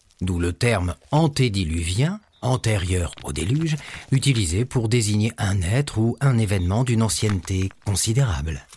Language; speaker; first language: French; native; French